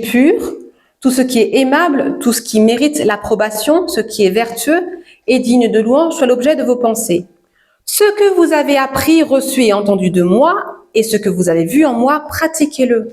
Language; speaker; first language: French; native; French